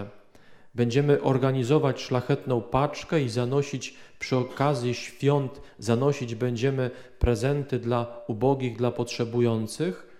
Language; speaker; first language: Polish; native; Polish